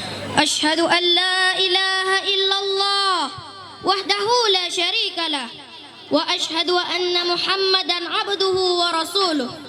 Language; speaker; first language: Arabic; non-native, learner; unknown